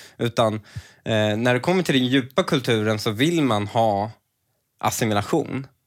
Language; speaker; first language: Swedish; early bilingual, other home language; Persian